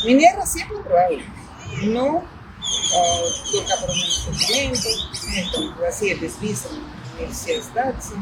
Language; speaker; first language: Russian; non-native, fluent; Spanish